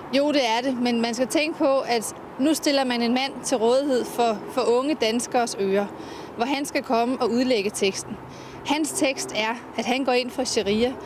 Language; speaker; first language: Danish; native; Danish